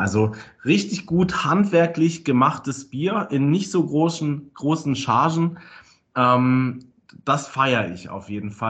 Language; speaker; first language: German; native; German